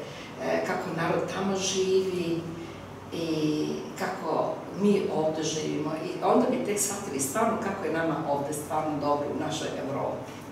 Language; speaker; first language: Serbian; early bilingual, heritage; Serbian